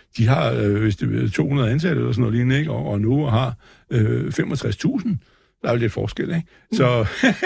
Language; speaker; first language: Danish; native; Danish